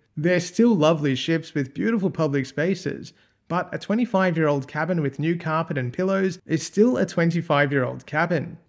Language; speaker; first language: English; native; English